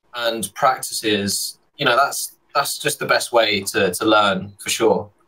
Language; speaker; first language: English; native; English